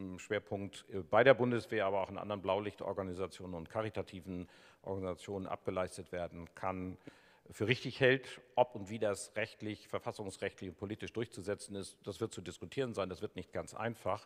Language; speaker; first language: German; native; German